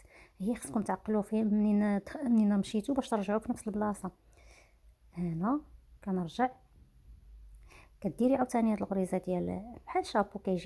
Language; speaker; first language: Arabic; native; Arabic